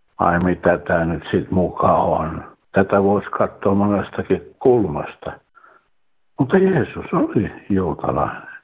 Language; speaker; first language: Finnish; native; Finnish